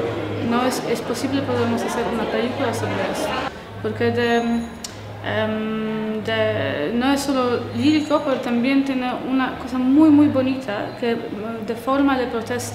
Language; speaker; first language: Spanish; non-native, learner; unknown